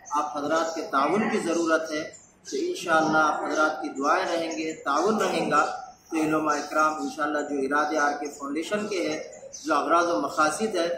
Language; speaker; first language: Hindi; non-native, local second language; Urdu